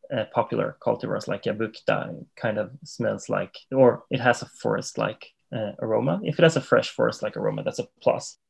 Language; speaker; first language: English; non-native, fluent; Swedish